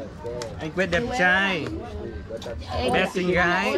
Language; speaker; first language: Vietnamese; native; Vietnamese